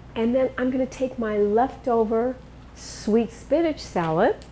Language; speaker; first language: English; native; English